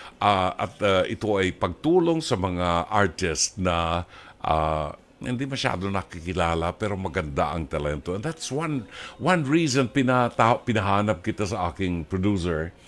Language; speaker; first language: Filipino; native; Filipino